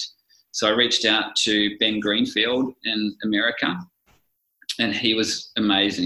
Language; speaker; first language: English; native; English